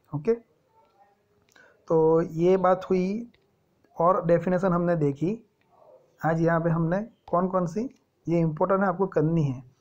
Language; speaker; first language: Hindi; non-native, local second language; Gujarati